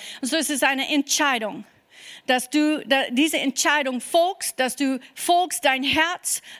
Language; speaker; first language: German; non-native, fluent; English